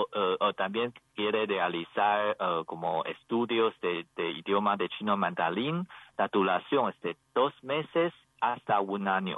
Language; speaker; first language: Spanish; non-native, learner; Chinese